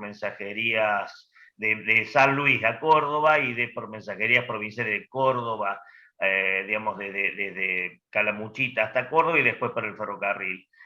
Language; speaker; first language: Spanish; native; Spanish